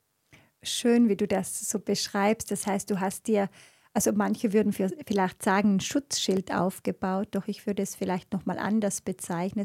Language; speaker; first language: German; native; German